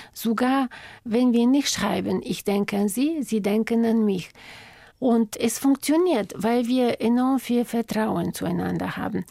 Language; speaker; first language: German; non-native, fluent; Bulgarian